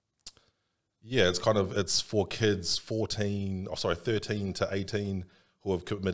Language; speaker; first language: English; native; English